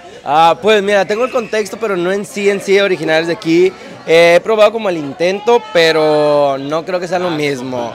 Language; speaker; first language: Spanish; native; Spanish